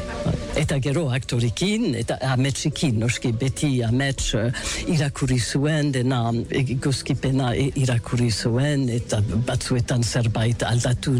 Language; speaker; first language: Basque; non-native, learner; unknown